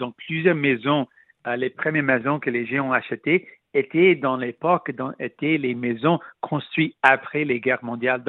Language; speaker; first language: French; non-native, local second language; Punjabi